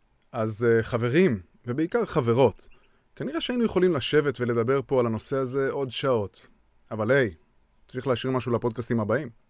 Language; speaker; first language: Hebrew; native; Hebrew